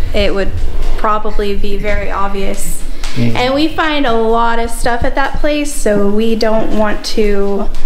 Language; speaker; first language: English; native; English